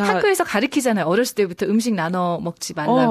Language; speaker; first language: Korean; native; Korean